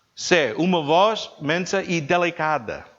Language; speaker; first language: Portuguese; non-native, learner; English